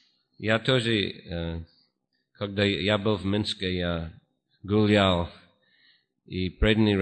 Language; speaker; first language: Russian; non-native, fluent; English